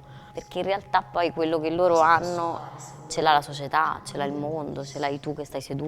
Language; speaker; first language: Italian; native; Italian